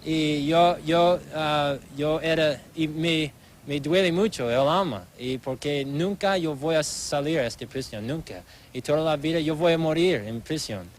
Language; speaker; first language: Spanish; non-native, learner; English